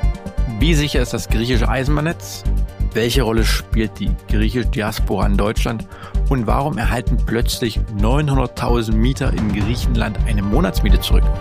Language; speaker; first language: German; native; German